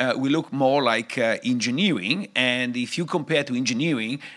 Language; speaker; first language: English; non-native, fluent; Italian